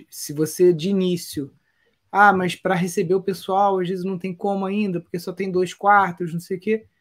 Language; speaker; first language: Portuguese; native; Portuguese